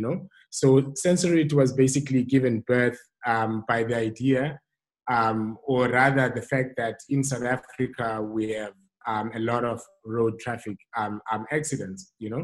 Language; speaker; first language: English; non-native, local second language; Xhosa